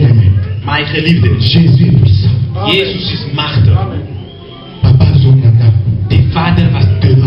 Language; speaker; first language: Dutch; non-native, fluent; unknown